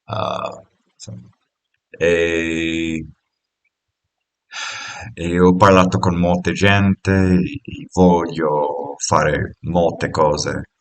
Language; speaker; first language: Italian; non-native, learner; English